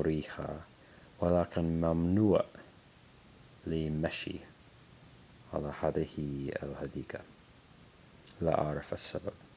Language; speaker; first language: Arabic; non-native, learner; English